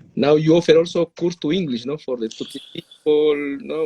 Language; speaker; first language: English; non-native, learner; Spanish